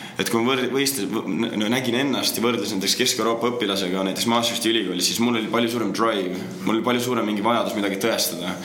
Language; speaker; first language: Estonian; native; Estonian